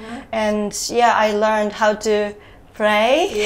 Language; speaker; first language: English; non-native, learner; Japanese